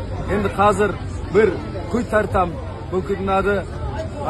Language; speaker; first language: Kazakh; non-native, learner; Azerbaijani